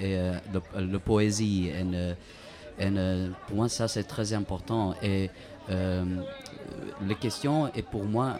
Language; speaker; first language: French; non-native, learner; Dutch